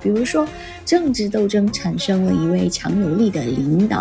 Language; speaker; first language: Chinese; native; Chinese